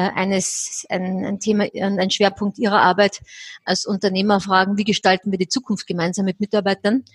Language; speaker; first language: German; native; German